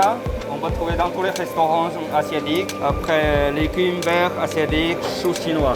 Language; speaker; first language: French; non-native, fluent; Chinese